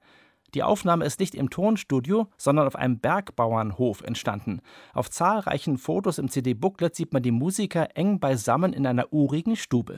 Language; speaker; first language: German; native; German